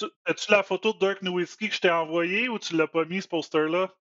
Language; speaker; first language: French; native; French